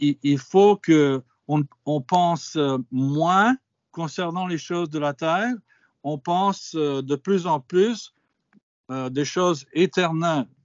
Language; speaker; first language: French; non-native, fluent; English